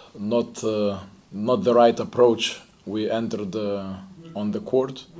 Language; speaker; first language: English; non-native, fluent; Lithuanian